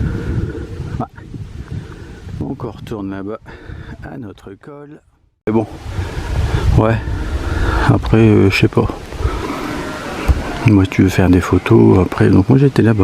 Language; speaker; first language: French; native; French